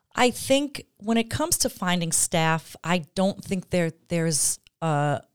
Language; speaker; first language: English; native; English